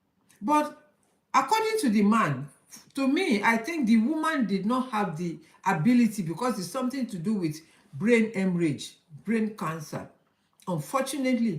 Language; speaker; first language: English; non-native, local second language; Yoruba